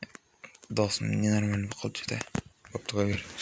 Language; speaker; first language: Kazakh; native; Kazakh